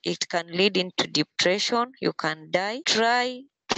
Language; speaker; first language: English; non-native, local second language; Luo (Kenya and Tanzania)